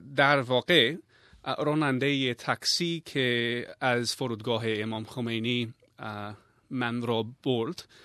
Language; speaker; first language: Persian; non-native, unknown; English